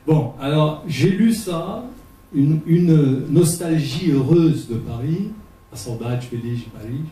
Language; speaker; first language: French; non-native, fluent; Portuguese